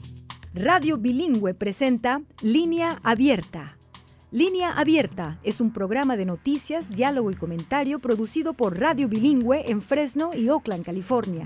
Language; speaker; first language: Spanish; native; Spanish